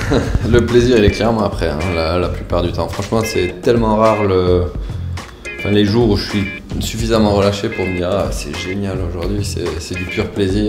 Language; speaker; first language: French; native; French